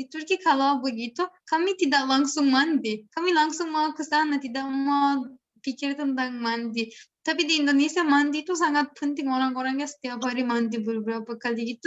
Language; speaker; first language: Indonesian; non-native, learner; Turkish